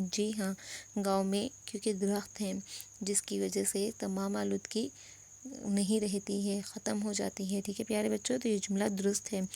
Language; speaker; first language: Urdu; non-native, local second language; Pashto